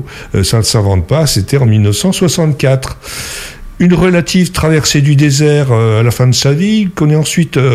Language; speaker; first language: French; native; French